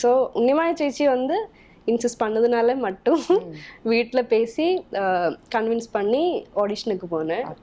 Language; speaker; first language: Tamil; non-native, local second language; Malayalam